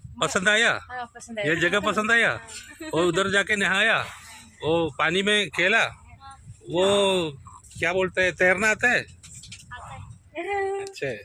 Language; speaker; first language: Hindi; non-native, local second language; Malayalam